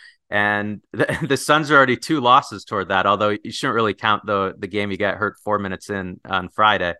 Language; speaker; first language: English; native; English